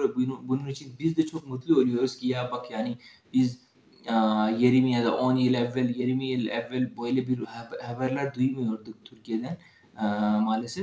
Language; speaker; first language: Turkish; non-native, fluent; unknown